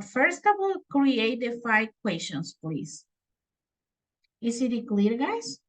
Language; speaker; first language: English; non-native, fluent; Spanish